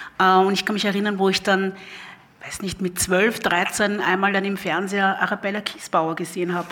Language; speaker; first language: German; early bilingual, other home language; Lingala